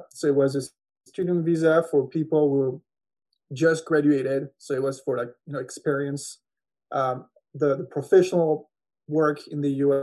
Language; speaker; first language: English; non-native, fluent; French